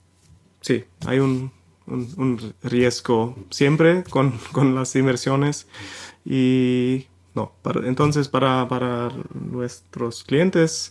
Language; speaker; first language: Spanish; non-native, fluent; German